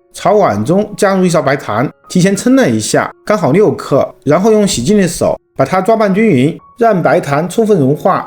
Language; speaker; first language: Chinese; native; Chinese